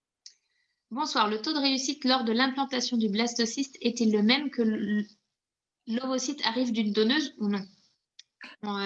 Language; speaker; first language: French; native; French